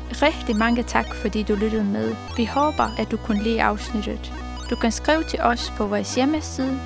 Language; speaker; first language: Danish; non-native, fluent; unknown